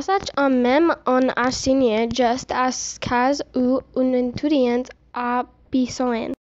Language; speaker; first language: French; non-native, learner; English